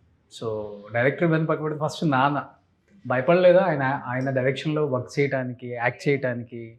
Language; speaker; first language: Telugu; native; Telugu